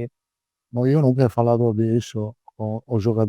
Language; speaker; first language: Portuguese; non-native, learner; Italian